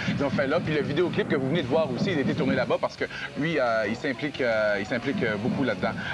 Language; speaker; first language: French; native; French